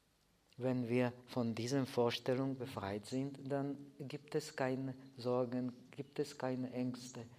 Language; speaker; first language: German; non-native, fluent; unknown